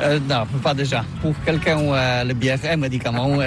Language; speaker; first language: French; non-native, learner; Polish